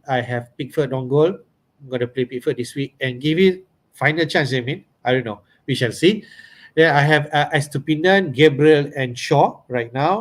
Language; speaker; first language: English; non-native, local second language; Malay